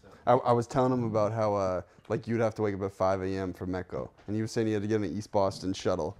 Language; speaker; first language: English; native; English